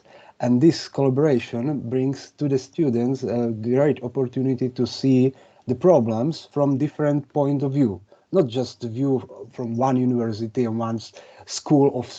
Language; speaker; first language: English; non-native, fluent; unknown